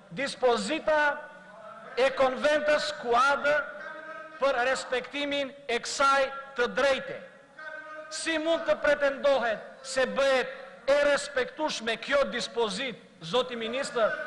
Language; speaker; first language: Albanian; non-native, local second language; Greek